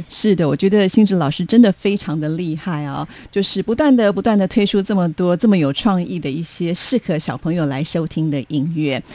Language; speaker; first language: Chinese; native; Chinese